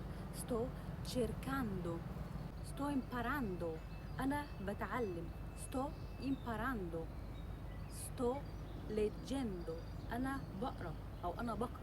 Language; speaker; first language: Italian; non-native, fluent; Arabic